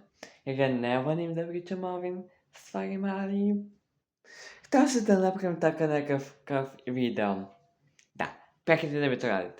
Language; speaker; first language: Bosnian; early bilingual, heritage; Serbian